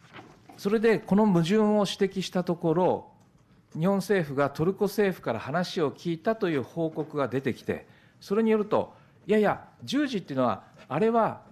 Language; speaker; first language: Japanese; native; Japanese